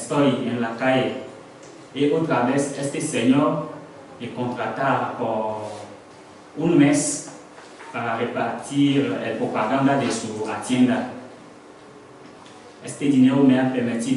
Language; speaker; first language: Spanish; non-native, learner; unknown